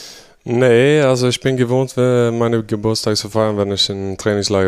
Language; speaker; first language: German; non-native, fluent; Swedish